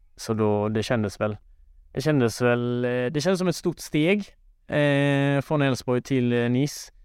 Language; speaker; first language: Swedish; native; Swedish